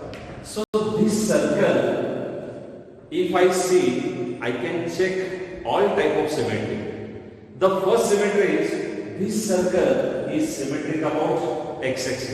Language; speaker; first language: English; non-native, local second language; Marathi